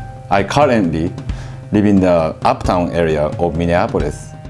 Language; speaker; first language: English; non-native, fluent; Japanese